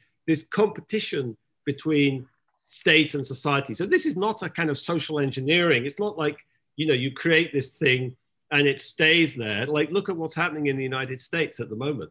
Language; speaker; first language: English; native; English